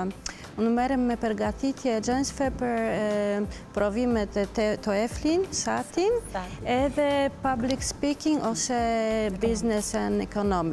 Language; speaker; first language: Albanian; non-native, learner; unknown